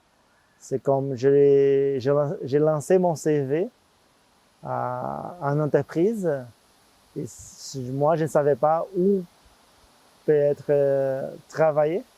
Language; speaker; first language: French; non-native, fluent; Portuguese